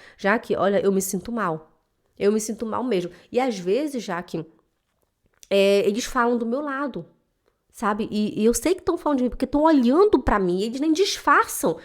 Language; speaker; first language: Portuguese; native; Portuguese